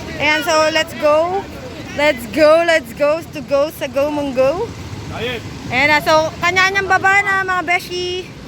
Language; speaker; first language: Filipino; native; Filipino